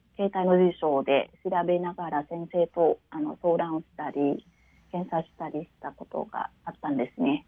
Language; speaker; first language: Japanese; non-native, fluent; Vietnamese